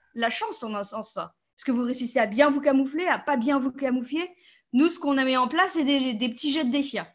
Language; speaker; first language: French; native; French